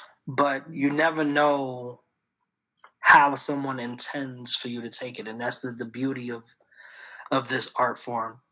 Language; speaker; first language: English; early bilingual, other home language; Spanish